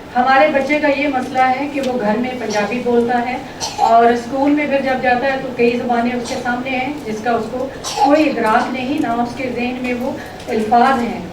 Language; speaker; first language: Urdu; non-native, local second language; Punjabi